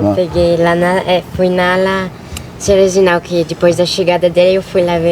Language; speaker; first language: Portuguese; early bilingual, other home language; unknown